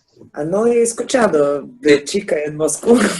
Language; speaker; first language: Spanish; non-native, learner; Russian